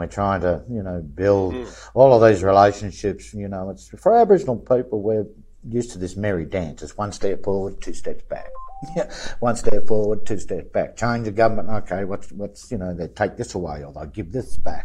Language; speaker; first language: English; native; English